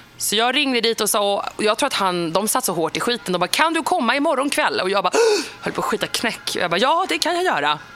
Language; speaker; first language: Swedish; native; Swedish